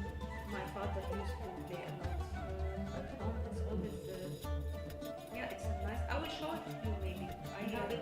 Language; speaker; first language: English; non-native, learner; Arabic